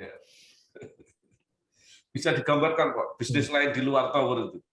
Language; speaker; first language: Indonesian; native; Indonesian